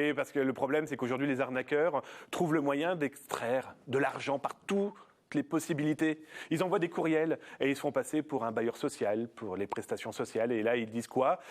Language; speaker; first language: French; native; French